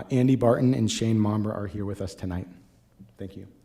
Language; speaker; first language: English; native; English